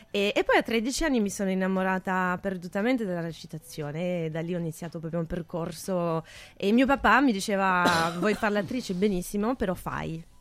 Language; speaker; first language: Italian; non-native, fluent; French